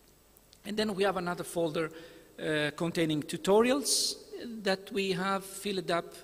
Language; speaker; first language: English; non-native, fluent; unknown